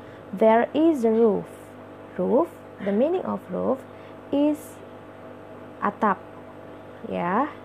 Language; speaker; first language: English; non-native, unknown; Indonesian